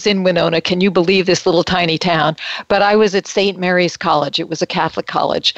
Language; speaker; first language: English; native; English